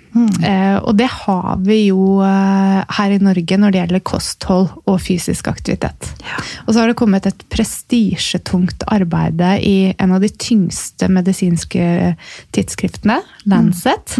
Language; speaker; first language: Norwegian; native; Norwegian